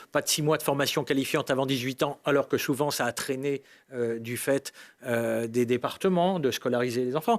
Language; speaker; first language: French; native; French